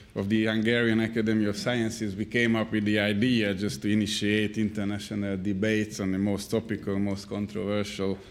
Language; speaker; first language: English; non-native, fluent; Hungarian